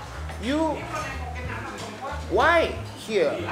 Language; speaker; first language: English; non-native, learner; Indonesian